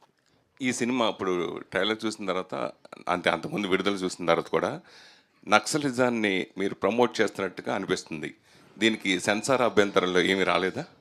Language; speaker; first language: Telugu; native; Telugu